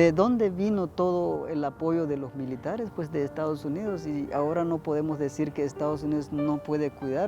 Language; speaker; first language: Spanish; native; Spanish